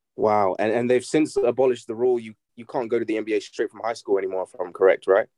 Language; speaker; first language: English; native; English